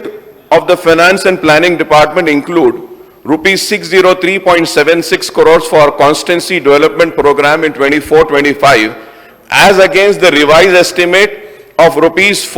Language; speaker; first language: English; non-native, local second language; Urdu